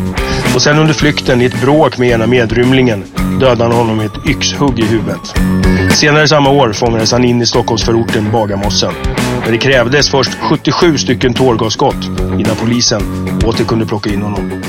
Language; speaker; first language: Swedish; native; Swedish